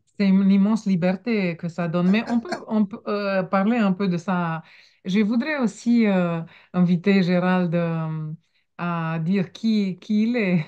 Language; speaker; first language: French; non-native, fluent; Romanian